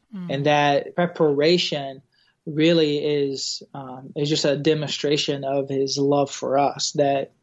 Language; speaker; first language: English; non-native, fluent; Portuguese